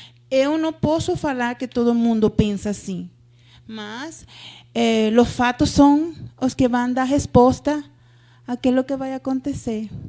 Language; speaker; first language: Portuguese; non-native, fluent; Spanish